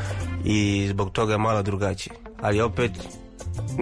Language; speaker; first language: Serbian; non-native, fluent; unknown